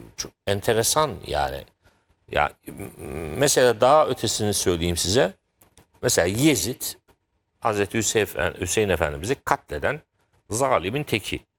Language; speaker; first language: Turkish; native; Turkish